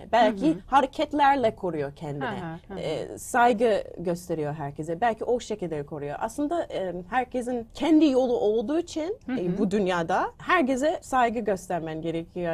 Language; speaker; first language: Turkish; non-native, learner; English